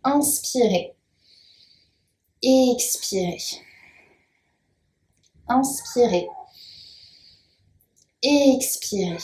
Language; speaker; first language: French; native; French